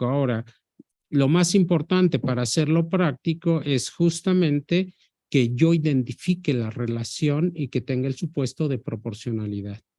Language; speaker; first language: Spanish; native; Spanish